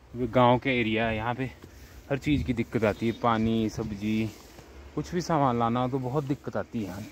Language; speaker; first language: Hindi; native; Hindi